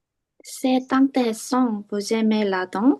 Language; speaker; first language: French; non-native, learner; Korean